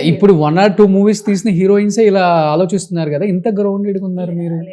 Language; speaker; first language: Telugu; native; Telugu